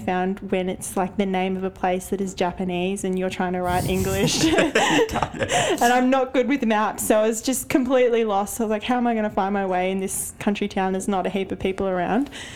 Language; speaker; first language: English; native; English